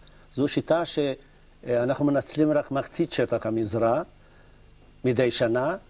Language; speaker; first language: Hebrew; native; Hebrew